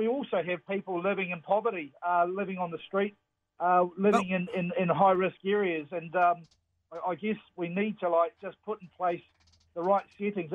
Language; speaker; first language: English; native; English